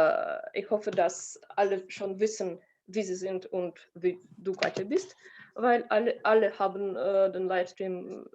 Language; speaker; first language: German; non-native, learner; Russian